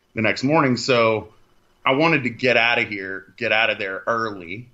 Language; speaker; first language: English; native; English